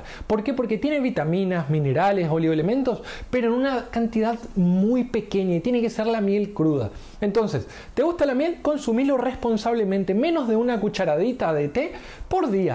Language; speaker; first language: Spanish; native; Spanish